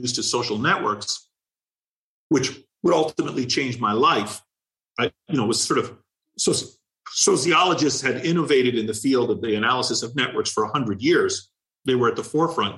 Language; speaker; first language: English; native; English